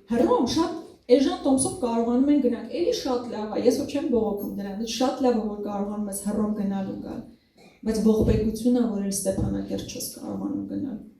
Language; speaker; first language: Armenian; native; Armenian